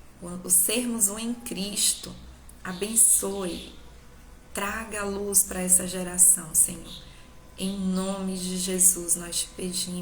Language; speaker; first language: Portuguese; native; Portuguese